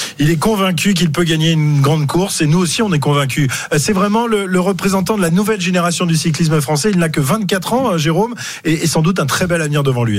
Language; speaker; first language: French; native; French